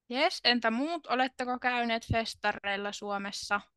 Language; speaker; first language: Finnish; native; Finnish